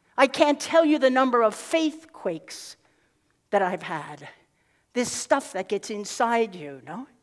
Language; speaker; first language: English; native; English